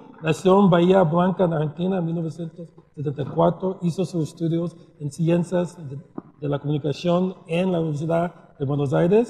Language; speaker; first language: Spanish; early bilingual, heritage; Spanish